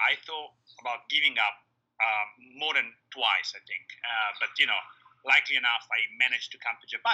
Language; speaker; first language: English; non-native, fluent; Italian